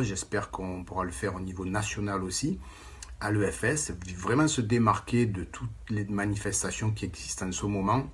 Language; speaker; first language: French; native; French